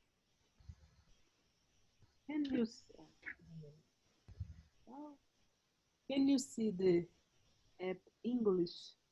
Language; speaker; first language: English; non-native, learner; Portuguese